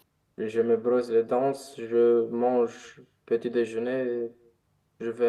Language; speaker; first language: French; non-native, learner; Romanian